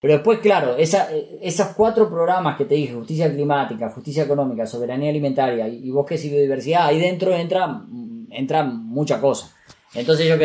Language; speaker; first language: Spanish; native; Spanish